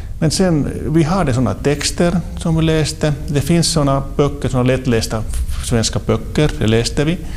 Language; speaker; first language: Swedish; non-native, local second language; Finnish